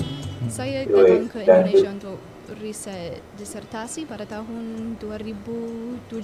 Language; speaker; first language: Indonesian; non-native, fluent; English